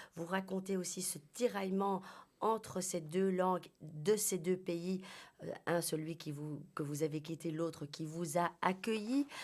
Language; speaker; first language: French; native; French